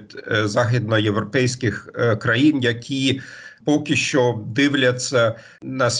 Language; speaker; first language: Ukrainian; non-native, fluent; German